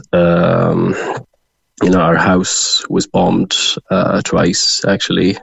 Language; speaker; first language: English; non-native, fluent; Arabic